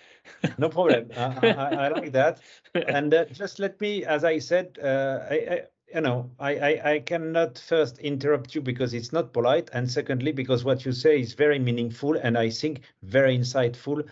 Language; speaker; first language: English; non-native, fluent; French